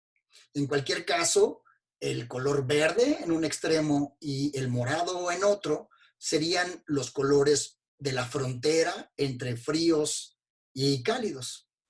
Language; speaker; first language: Spanish; native; Spanish